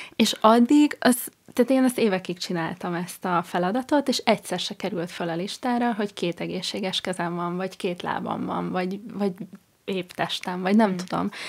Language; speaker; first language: Hungarian; non-native, fluent; English